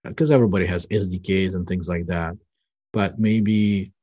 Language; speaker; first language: English; early bilingual, other home language; Russian